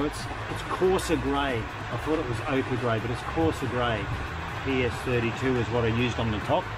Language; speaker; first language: English; native; English